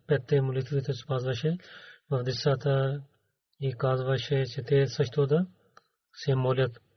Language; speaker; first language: Bulgarian; non-native, learner; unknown